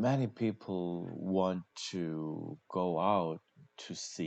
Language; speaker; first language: English; non-native, learner; Korean